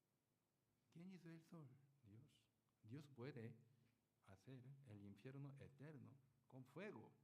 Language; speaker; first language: Spanish; non-native, learner; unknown